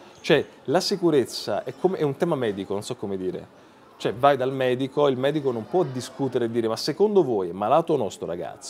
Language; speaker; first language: Italian; native; Italian